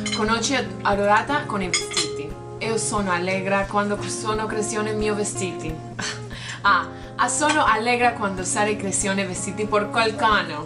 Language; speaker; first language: Italian; non-native, learner; English